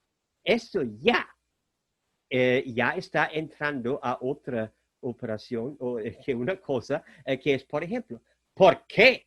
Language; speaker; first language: Spanish; non-native, fluent; German